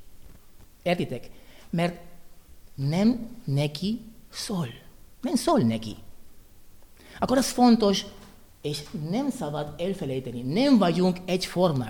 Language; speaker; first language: Hungarian; non-native, learner; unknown